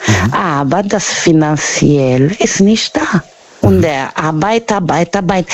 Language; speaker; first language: German; non-native, learner; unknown